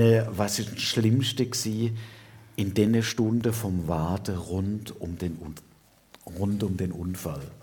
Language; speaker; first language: German; native; German